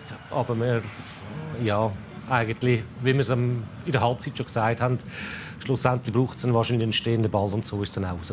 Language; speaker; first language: German; native; German